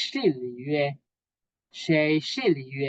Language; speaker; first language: Chinese; non-native, fluent; Spanish